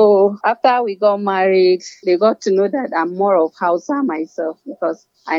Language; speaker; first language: English; non-native, local second language; Hausa